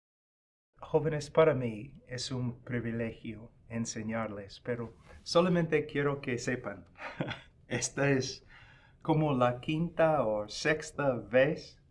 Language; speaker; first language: Spanish; non-native, fluent; English